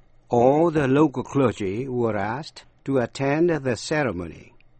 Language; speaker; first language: English; non-native, fluent; Vietnamese